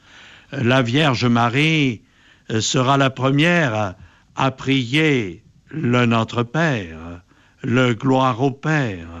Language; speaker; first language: French; native; French